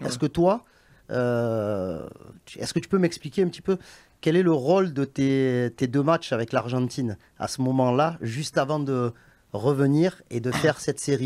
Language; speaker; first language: French; native; French